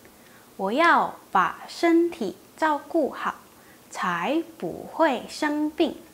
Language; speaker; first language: Chinese; non-native, fluent; Indonesian